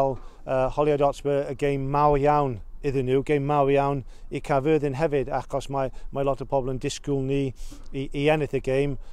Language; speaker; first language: Welsh; non-native, local second language; English